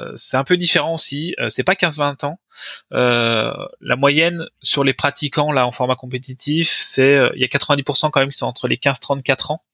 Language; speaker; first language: French; native; French